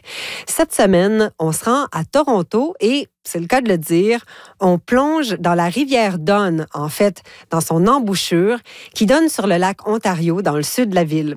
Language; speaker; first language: French; native; French